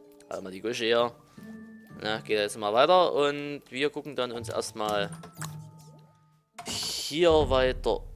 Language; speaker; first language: German; native; German